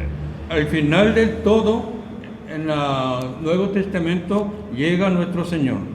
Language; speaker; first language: Spanish; non-native, fluent; Korean